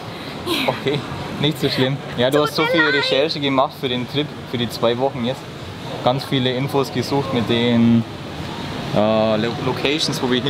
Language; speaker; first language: German; native; German